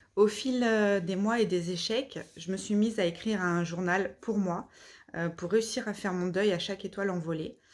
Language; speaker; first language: French; native; French